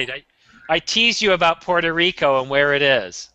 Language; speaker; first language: English; native; English